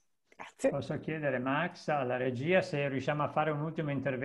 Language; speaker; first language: Italian; native; Italian